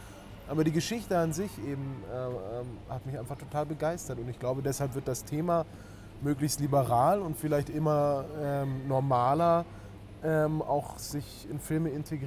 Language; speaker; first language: German; native; German